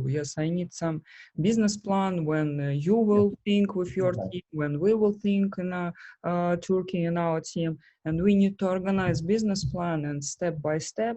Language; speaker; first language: English; non-native, fluent; Russian